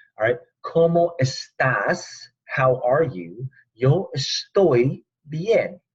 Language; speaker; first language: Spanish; non-native, fluent; English